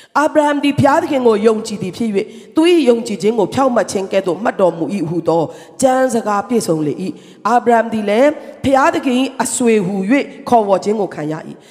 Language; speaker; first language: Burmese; non-native, local second language; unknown